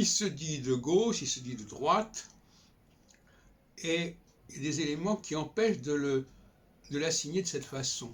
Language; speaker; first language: French; native; French